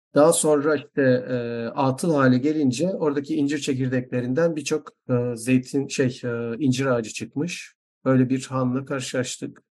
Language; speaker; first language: Turkish; native; Turkish